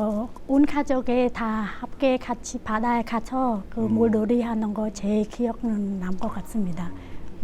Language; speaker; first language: Korean; non-native, learner; Khmer